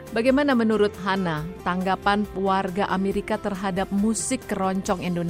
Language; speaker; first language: Indonesian; native; Indonesian